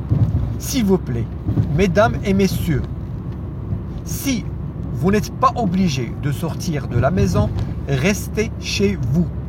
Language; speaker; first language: French; non-native, fluent; Arabic